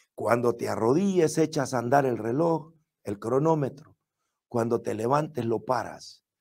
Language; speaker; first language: Spanish; native; Spanish